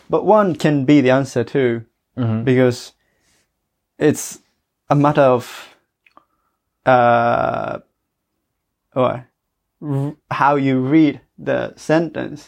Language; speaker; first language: English; non-native, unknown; Japanese